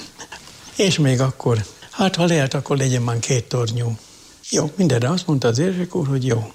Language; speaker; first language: Hungarian; native; Hungarian